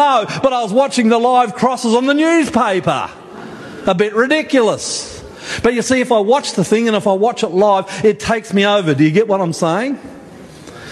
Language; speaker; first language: English; native; English